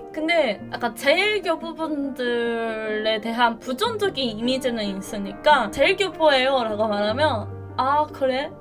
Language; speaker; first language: Korean; non-native, fluent; Japanese